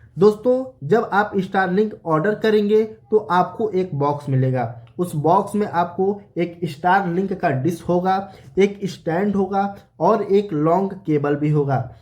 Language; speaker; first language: Hindi; native; Hindi